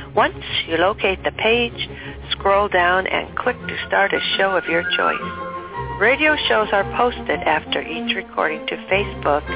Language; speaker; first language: English; native; English